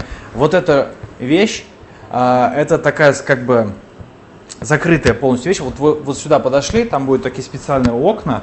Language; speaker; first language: Russian; native; Russian